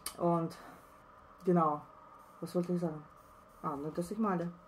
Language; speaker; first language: German; non-native, learner; Russian